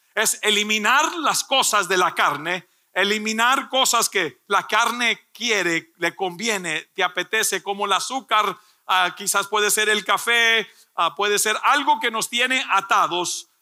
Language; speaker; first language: Spanish; early bilingual, heritage; Spanish